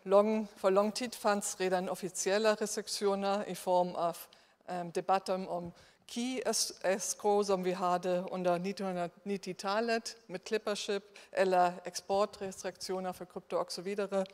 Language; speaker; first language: Swedish; non-native, fluent; German